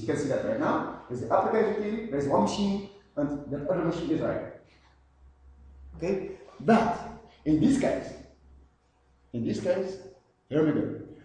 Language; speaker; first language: English; non-native, fluent; Arabic